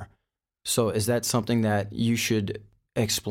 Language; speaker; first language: English; native; English